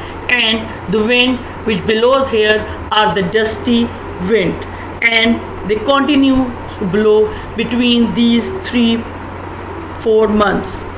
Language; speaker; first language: English; non-native, local second language; Urdu